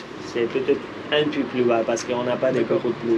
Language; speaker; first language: French; non-native, fluent; Hindi